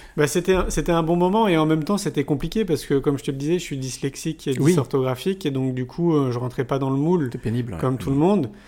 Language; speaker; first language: French; native; French